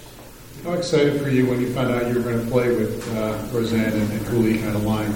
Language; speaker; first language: English; native; English